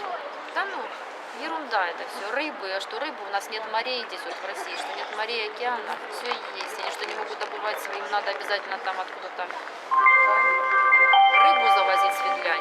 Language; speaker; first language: Russian; native; Russian